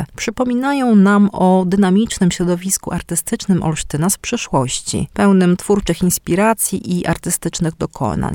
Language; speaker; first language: Polish; native; Polish